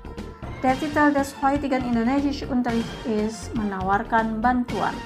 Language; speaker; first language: German; non-native, fluent; Indonesian